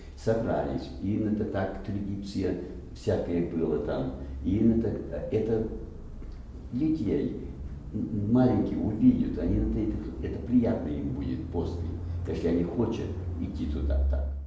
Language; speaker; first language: Russian; early bilingual, other home language; English